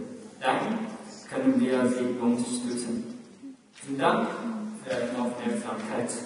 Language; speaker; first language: German; non-native, learner; Chinese